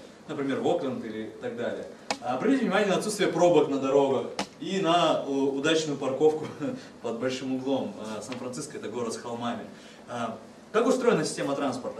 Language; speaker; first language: Russian; native; Russian